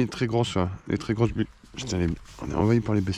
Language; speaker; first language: French; native; French